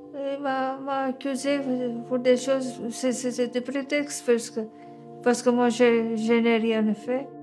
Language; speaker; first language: French; non-native, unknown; Romanian